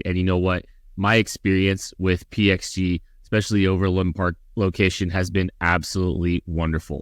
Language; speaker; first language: English; native; English